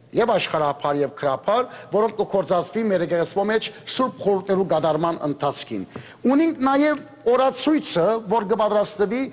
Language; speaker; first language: Armenian; early bilingual, heritage; Armenian